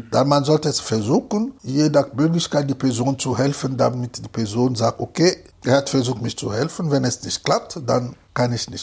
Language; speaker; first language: German; non-native, fluent; Lingala